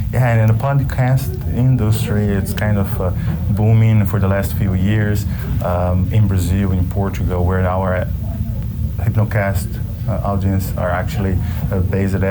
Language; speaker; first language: English; non-native, fluent; Portuguese